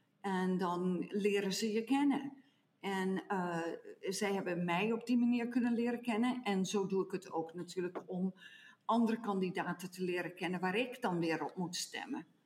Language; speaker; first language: Dutch; native; Dutch